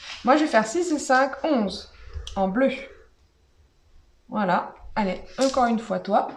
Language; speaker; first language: French; native; French